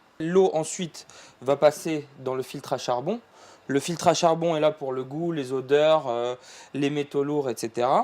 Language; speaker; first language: French; early bilingual, other home language; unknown